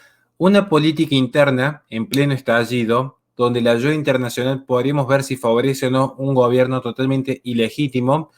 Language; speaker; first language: Spanish; native; Spanish